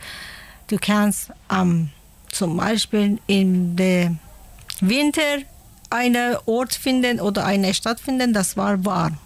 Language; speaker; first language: German; non-native, learner; Persian